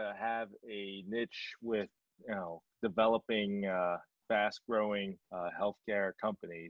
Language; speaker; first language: English; non-native, local second language; Cantonese